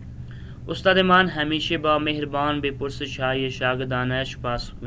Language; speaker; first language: Persian; non-native, fluent; Urdu